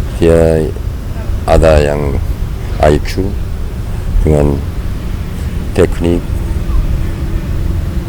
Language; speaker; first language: Indonesian; non-native, learner; Korean